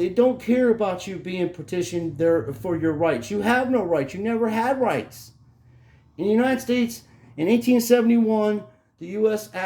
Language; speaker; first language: English; native; English